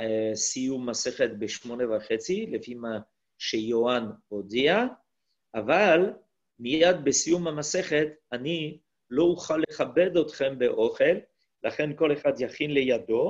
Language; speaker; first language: Hebrew; non-native, fluent; French